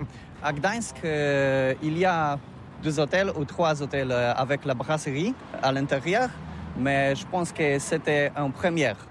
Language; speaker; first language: French; non-native, learner; Polish